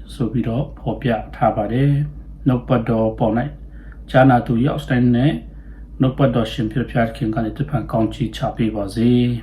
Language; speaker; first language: Burmese; non-native, local second language; Tedim Chin